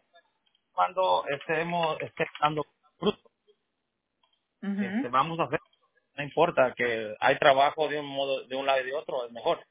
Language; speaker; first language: Spanish; native; Spanish